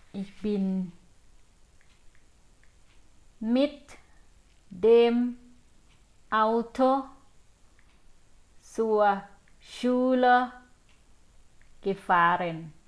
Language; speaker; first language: German; non-native, learner; Thai